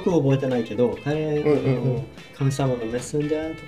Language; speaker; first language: Japanese; non-native, fluent; Swedish